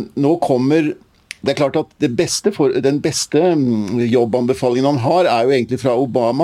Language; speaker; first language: Norwegian; native; Norwegian